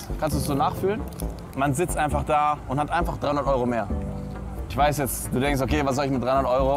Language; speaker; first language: German; native; German